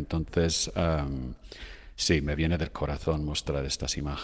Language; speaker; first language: Spanish; non-native, fluent; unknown